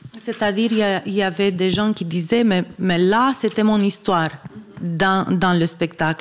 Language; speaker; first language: French; non-native, fluent; Romanian